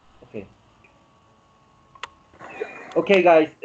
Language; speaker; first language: English; non-native, learner; Spanish